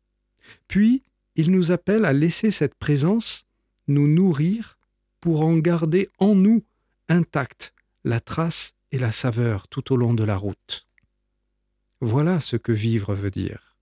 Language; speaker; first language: French; native; French